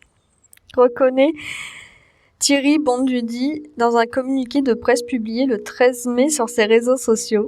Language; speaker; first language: French; native; French